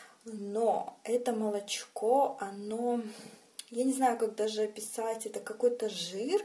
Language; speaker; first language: Russian; native; Russian